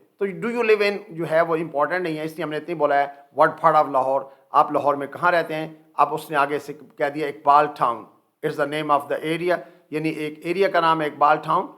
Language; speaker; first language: Urdu; native; Urdu